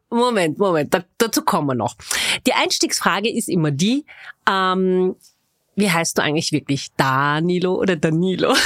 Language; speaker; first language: German; native; German